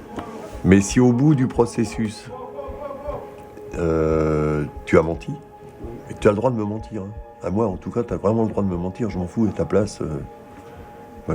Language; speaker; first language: French; native; French